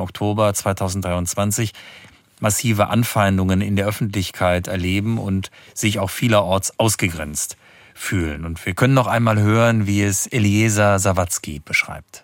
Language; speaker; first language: German; native; German